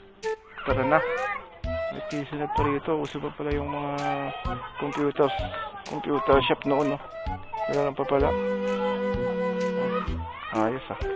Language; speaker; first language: Filipino; native; Filipino